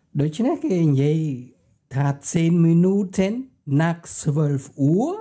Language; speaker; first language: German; non-native, fluent; Khmer